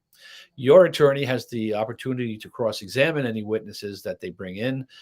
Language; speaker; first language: English; native; English